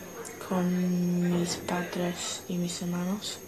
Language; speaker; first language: Spanish; non-native, learner; English